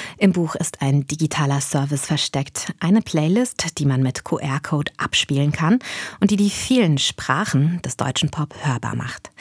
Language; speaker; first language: German; native; German